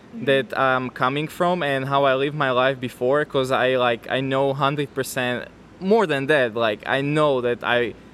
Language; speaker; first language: English; non-native, fluent; Slovak